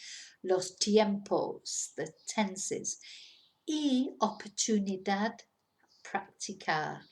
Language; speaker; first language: Spanish; non-native, fluent; English